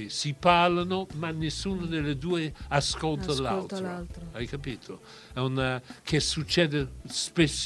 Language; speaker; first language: Italian; non-native, fluent; English